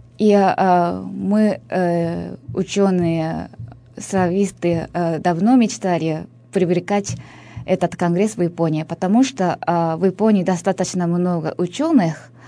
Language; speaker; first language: Russian; non-native, fluent; Japanese